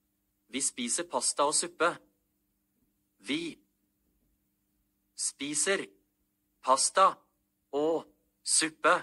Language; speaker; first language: Norwegian; non-native, learner; Amharic